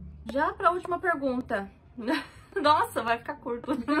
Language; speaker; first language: Portuguese; native; Portuguese